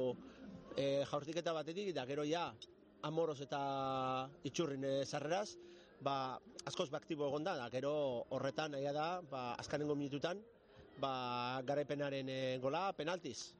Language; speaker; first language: Basque; native; Basque